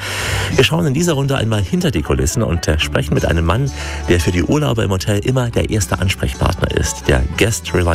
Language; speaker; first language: German; native; German